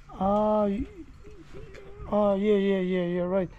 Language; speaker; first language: English; non-native, learner; Korean